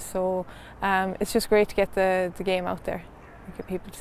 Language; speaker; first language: English; native; English